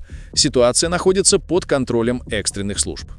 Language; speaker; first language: Russian; native; Russian